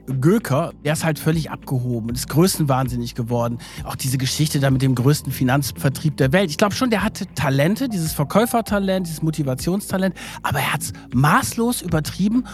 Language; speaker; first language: German; early bilingual, other home language; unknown